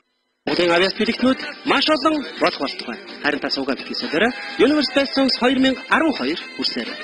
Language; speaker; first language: Mongolian; native; Mongolian